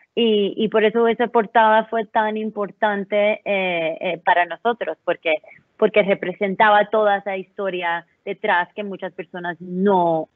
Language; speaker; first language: Spanish; early bilingual, heritage; Spanish